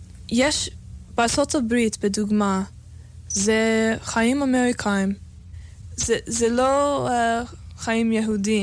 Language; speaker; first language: Hebrew; non-native, learner; English